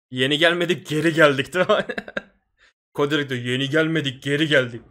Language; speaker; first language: Turkish; native; Turkish